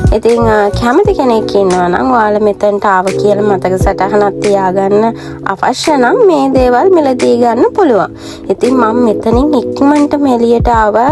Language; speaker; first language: Sinhala; native; Sinhala